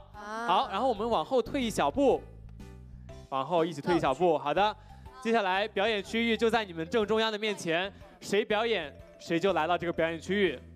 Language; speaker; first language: Chinese; native; Chinese